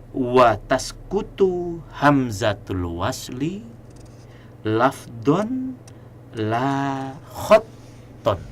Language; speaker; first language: Arabic; non-native, fluent; Indonesian